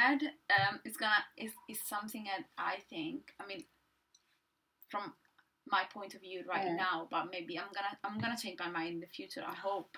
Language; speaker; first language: English; non-native, fluent; Italian